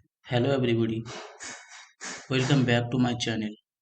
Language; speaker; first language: English; non-native, local second language; Bangla